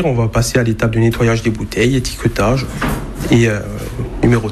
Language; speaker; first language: French; native; French